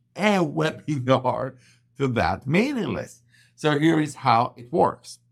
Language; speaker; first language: English; non-native, fluent; Persian